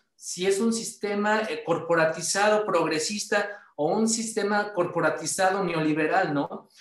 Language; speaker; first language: Spanish; native; Spanish